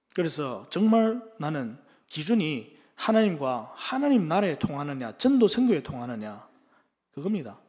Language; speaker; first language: Korean; early bilingual, heritage; Korean